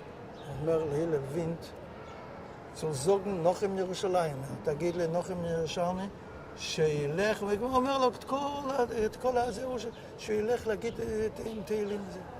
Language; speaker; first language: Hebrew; non-native, local second language; Yiddish